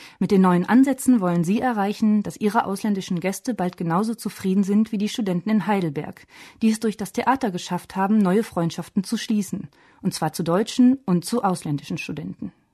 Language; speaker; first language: German; native; German